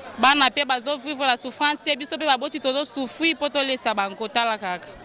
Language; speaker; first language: Lingala; native; Lingala